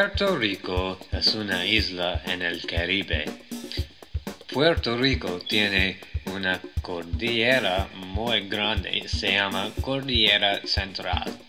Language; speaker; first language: Spanish; non-native, learner; English